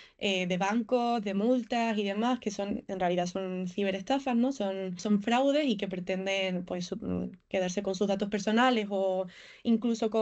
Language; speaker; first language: Spanish; native; Spanish